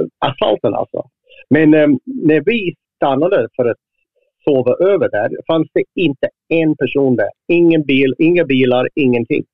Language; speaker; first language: Swedish; non-native, fluent; English